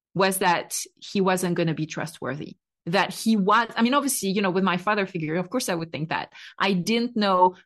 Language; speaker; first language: English; non-native, fluent; French